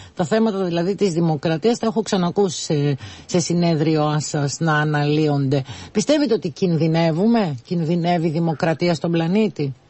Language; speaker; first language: Greek; native; Greek